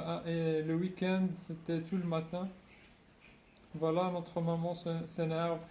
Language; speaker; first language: French; non-native, local second language; Arabic